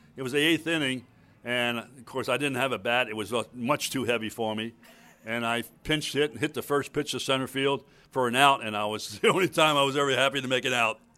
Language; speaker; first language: English; native; English